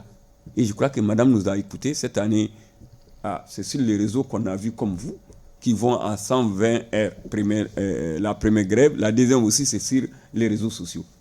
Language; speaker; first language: French; non-native, local second language; Bambara